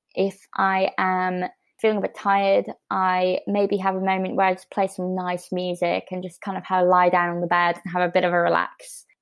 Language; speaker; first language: English; native; English